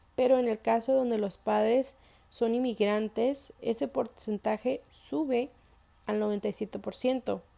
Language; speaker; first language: Spanish; early bilingual, heritage; Spanish